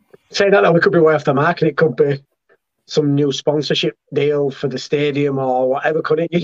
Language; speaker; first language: English; native; English